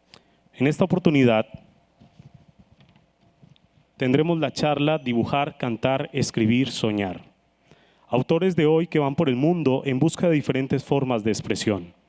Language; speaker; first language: Spanish; native; Spanish